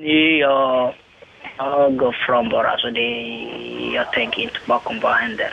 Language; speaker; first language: Swedish; non-native, learner; Somali